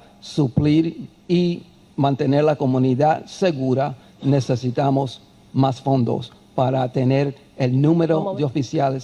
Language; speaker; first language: Spanish; early bilingual, heritage; Spanish